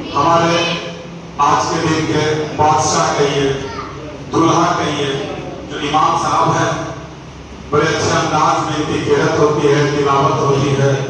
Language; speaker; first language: Urdu; native; Urdu